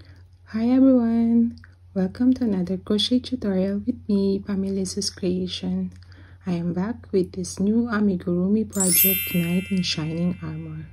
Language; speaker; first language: English; non-native, fluent; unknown